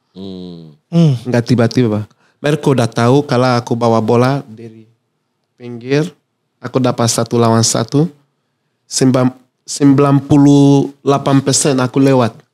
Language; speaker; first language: Indonesian; non-native, fluent; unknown